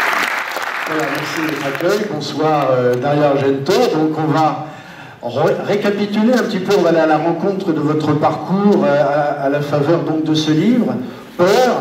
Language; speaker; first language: French; native; French